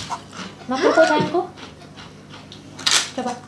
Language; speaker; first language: Indonesian; native; Indonesian